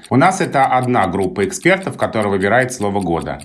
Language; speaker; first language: Russian; native; Russian